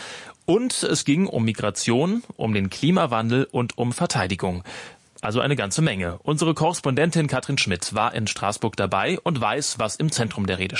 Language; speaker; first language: German; native; German